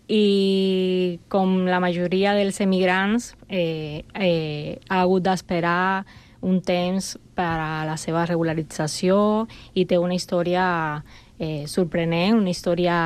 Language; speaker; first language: Catalan; non-native, fluent; Spanish